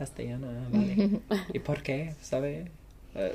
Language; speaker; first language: Spanish; non-native, learner; English